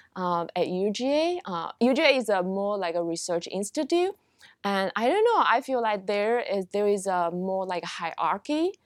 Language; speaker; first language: English; non-native, fluent; Chinese